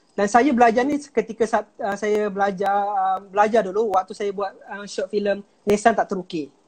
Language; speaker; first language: Malay; native; Malay